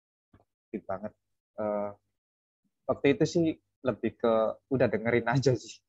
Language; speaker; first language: Indonesian; native; Indonesian